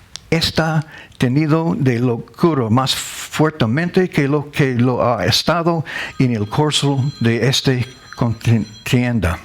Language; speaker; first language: Spanish; non-native, learner; English